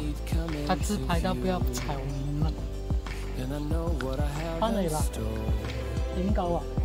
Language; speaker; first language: Chinese; native; Chinese